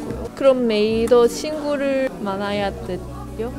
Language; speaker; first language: Korean; non-native, learner; Cantonese